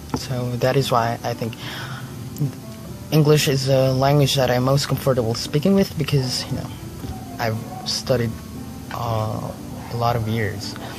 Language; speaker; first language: English; non-native, local second language; Filipino